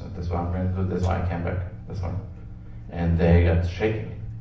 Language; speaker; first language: English; non-native, fluent; Serbian